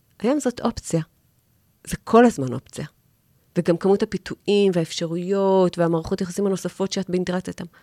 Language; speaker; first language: Hebrew; native; Hebrew